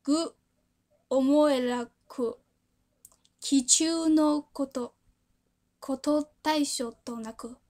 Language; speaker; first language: Japanese; non-native, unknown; Chinese